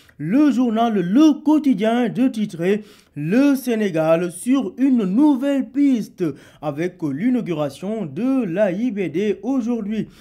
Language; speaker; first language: French; non-native, local second language; Wolof